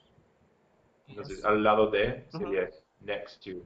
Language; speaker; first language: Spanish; non-native, learner; English